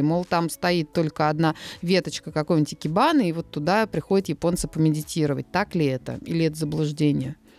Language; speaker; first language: Russian; native; Russian